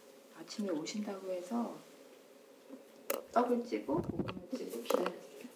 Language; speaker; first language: Korean; native; Korean